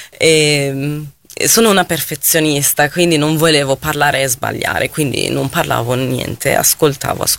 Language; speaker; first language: Italian; non-native, fluent; Arabic